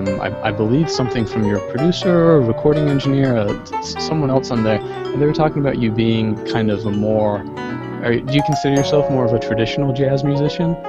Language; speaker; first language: English; native; English